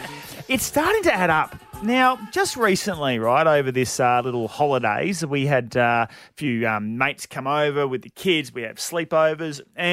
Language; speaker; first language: English; native; English